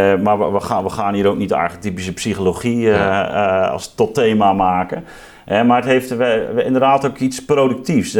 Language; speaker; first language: Dutch; native; Dutch